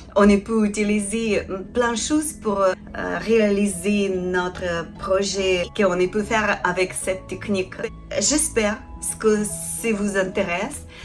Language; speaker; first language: French; non-native, learner; Ukrainian